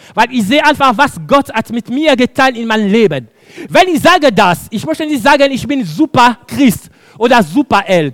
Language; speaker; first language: German; non-native, fluent; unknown